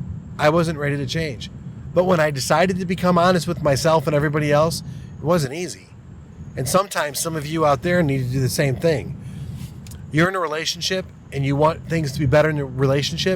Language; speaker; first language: English; native; English